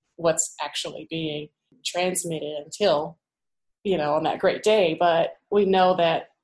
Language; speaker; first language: English; native; English